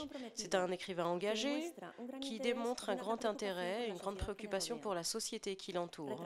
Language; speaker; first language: French; non-native, fluent; Spanish